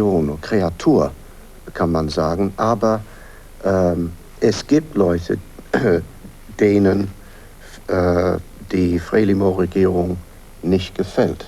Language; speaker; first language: German; non-native, fluent; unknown